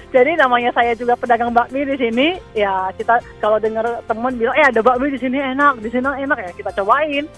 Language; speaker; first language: Indonesian; native; Indonesian